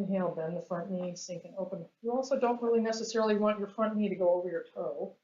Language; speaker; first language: English; native; English